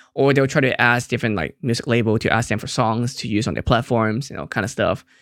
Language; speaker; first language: English; non-native, local second language; Cantonese